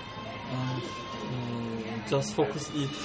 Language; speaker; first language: English; non-native, learner; Turkish